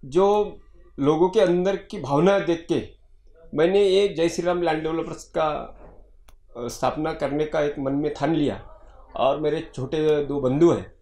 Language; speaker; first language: Hindi; non-native, local second language; Marathi